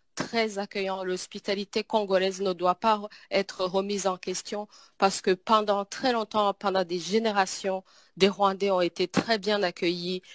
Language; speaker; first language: French; non-native, local second language; Kinyarwanda